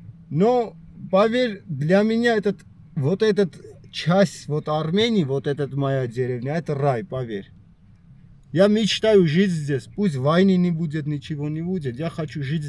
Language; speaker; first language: Russian; non-native, fluent; Armenian